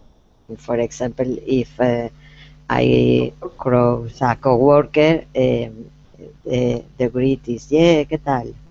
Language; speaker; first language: English; non-native, learner; Spanish